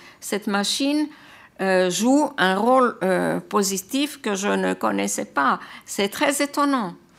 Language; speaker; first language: French; non-native, fluent; Croatian